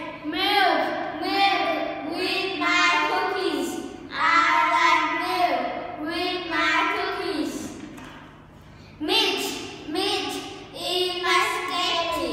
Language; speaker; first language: English; non-native, learner; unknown